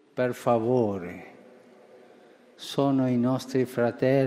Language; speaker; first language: Italian; non-native, fluent; Spanish